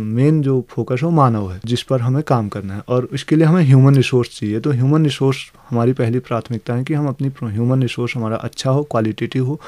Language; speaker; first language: Hindi; native; Hindi